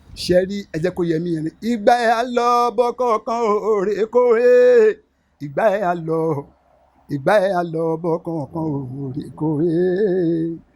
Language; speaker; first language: Yoruba; native; Yoruba